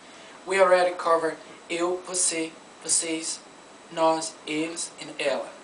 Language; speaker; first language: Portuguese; non-native, fluent; English